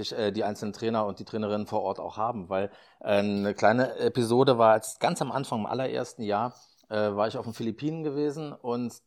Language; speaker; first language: German; native; German